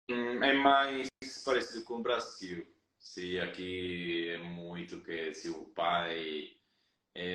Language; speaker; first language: Portuguese; non-native, fluent; Spanish